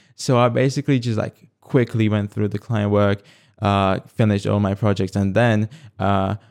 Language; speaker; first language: English; non-native, fluent; Slovak